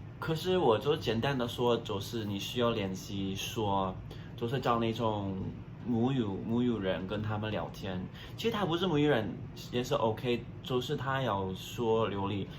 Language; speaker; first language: Chinese; non-native, fluent; English